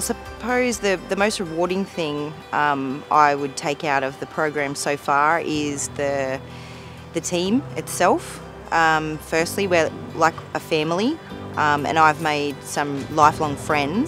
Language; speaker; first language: English; native; English